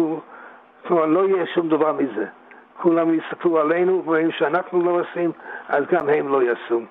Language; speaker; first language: Hebrew; non-native, fluent; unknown